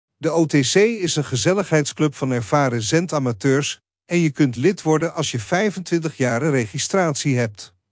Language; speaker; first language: Dutch; native; Dutch